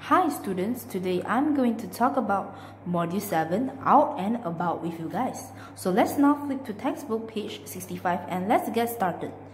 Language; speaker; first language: English; non-native, local second language; Chinese